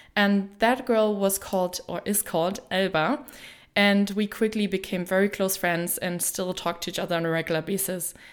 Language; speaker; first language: English; non-native, fluent; German